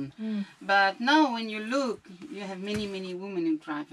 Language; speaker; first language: English; non-native, learner; French